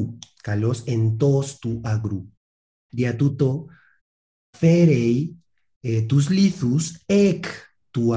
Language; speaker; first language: Greek; non-native, fluent; Spanish